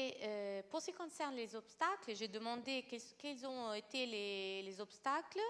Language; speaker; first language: French; non-native, fluent; Italian